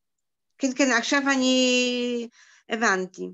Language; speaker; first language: Hebrew; non-native, learner; Polish